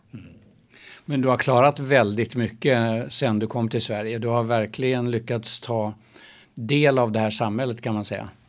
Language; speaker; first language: Swedish; native; Swedish